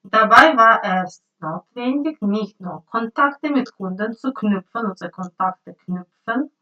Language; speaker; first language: German; non-native, learner; Ukrainian